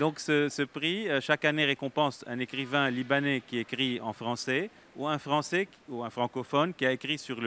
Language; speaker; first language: French; native; French